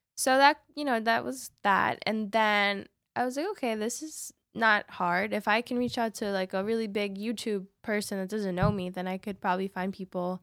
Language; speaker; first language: English; early bilingual, other home language; Spanish